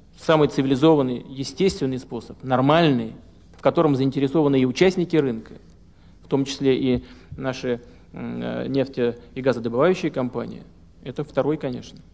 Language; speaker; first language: Russian; native; Russian